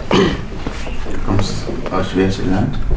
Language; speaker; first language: German; non-native, fluent; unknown